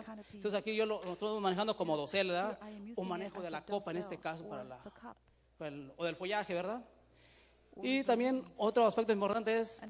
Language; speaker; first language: Spanish; native; Spanish